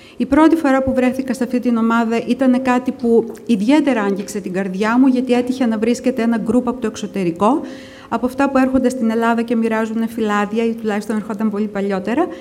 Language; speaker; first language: Greek; early bilingual, other home language; English